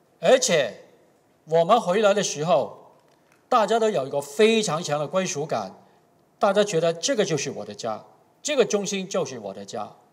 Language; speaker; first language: Chinese; non-native, local second language; Cantonese